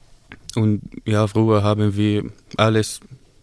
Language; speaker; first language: German; non-native, learner; Arabic